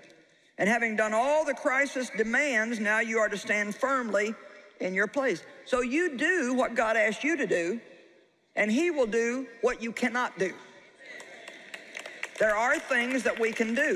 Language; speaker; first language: English; native; English